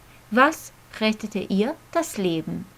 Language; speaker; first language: German; non-native, fluent; Croatian